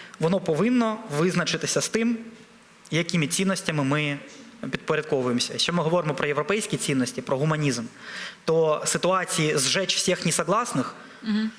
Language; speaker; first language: Ukrainian; non-native, local second language; Russian